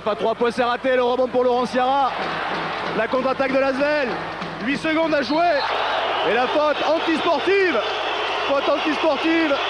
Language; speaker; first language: French; native; French